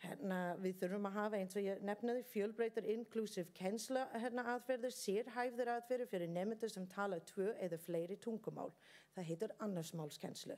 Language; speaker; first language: Icelandic; non-native, learner; English